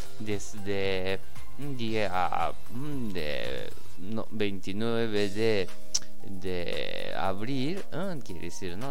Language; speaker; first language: Spanish; non-native, learner; Japanese